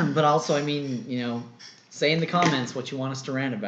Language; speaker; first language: English; native; English